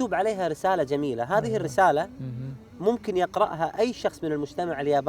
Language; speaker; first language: Arabic; native; Arabic